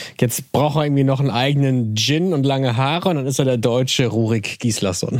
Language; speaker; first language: German; native; German